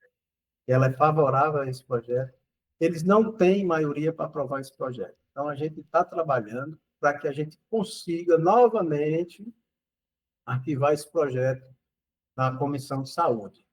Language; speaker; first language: Portuguese; native; Portuguese